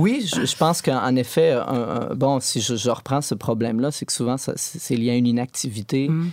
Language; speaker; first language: French; native; French